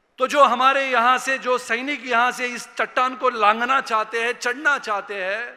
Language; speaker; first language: Hindi; non-native, local second language; Marathi